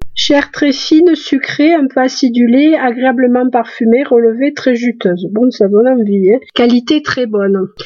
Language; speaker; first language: French; native; French